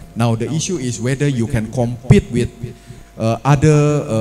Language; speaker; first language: English; non-native, fluent; Indonesian